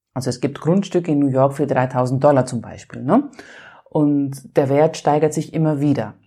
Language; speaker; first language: German; non-native, fluent; Greek